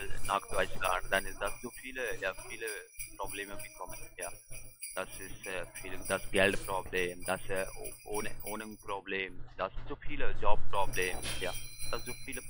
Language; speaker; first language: German; non-native, learner; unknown